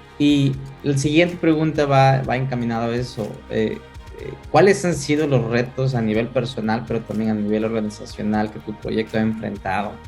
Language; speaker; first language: Spanish; native; Spanish